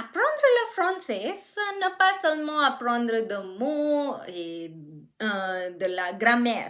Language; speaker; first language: French; non-native, learner; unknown